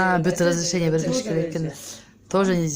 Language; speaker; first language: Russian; non-native, local second language; Kyrgyz